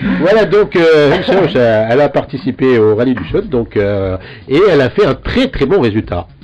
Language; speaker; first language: French; non-native, local second language; Arabic